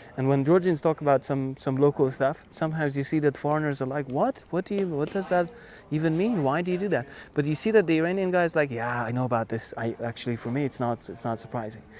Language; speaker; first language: English; non-native, fluent; Persian